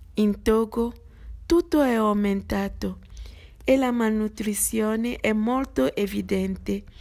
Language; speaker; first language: Italian; non-native, fluent; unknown